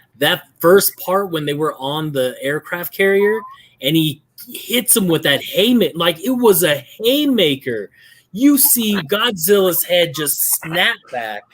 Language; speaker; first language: English; native; English